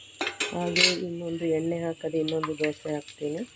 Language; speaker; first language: Kannada; native; Kannada